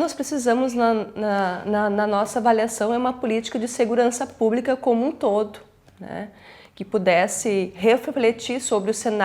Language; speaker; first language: Portuguese; native; Portuguese